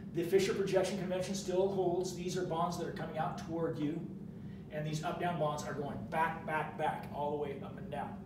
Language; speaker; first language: English; native; English